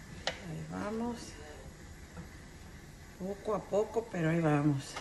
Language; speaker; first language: Spanish; native; Spanish